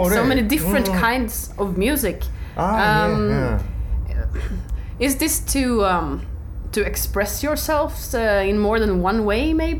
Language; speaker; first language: English; non-native, learner; Norwegian